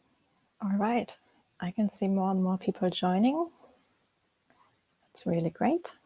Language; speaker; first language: English; non-native, fluent; German